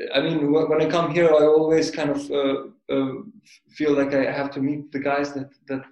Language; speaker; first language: English; non-native, fluent; Albanian